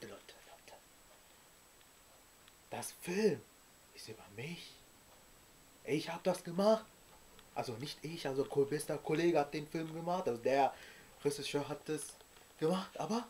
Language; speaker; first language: German; early bilingual, other home language; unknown